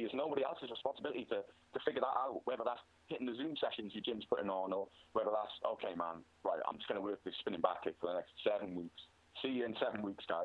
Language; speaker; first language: English; native; English